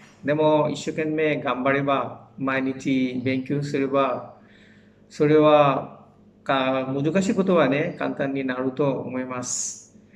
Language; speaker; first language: Japanese; non-native, fluent; Bangla